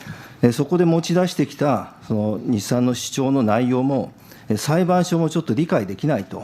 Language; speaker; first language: Japanese; native; Japanese